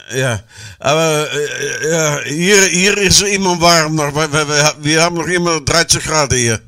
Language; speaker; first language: German; non-native, learner; Dutch